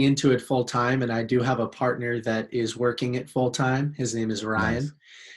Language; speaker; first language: English; native; English